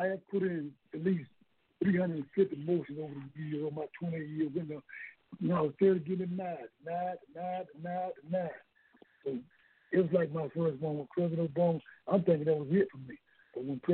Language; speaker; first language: English; native; English